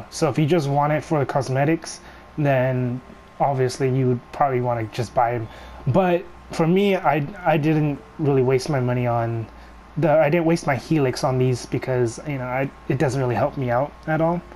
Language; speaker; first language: English; native; English